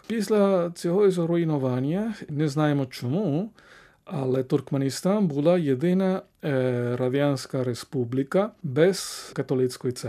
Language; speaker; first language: Ukrainian; non-native, fluent; Spanish